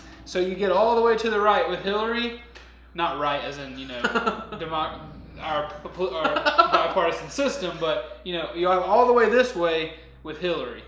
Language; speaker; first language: English; native; English